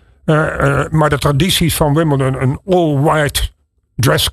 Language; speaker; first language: Dutch; native; Dutch